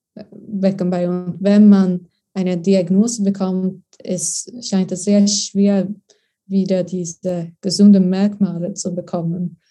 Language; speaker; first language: German; non-native, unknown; Swedish